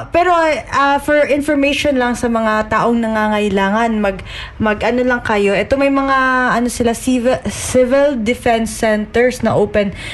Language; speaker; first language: Filipino; native; Filipino